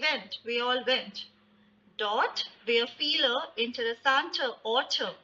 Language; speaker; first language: German; non-native, fluent; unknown